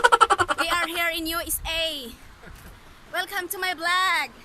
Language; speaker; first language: English; non-native, local second language; Filipino